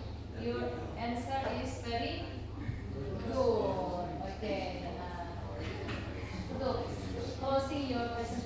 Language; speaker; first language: English; non-native, learner; Indonesian